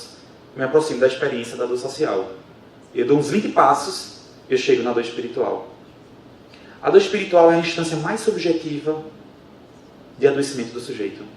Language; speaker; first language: Portuguese; native; Portuguese